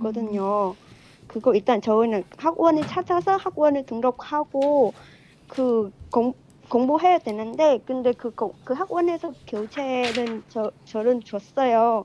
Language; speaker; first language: Korean; non-native, fluent; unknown